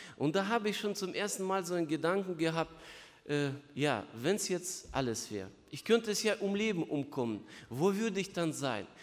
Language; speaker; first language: German; non-native, fluent; Russian